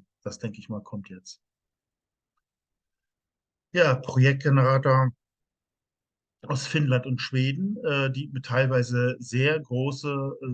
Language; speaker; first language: German; native; German